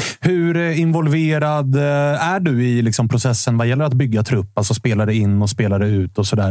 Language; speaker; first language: Swedish; native; Swedish